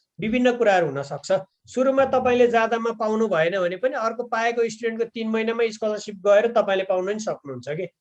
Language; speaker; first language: Nepali; native; Nepali